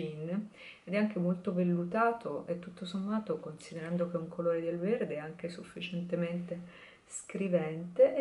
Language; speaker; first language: Italian; native; Italian